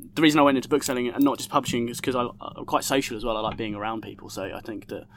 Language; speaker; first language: English; native; English